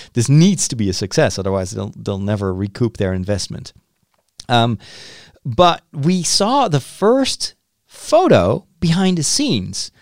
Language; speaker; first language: English; non-native, fluent; Dutch